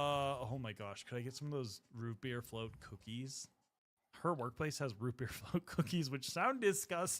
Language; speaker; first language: English; native; English